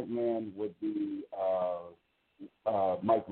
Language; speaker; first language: English; native; English